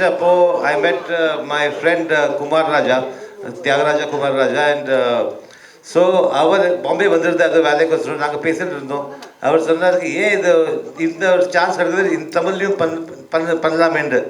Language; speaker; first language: Tamil; early bilingual, heritage; Tamil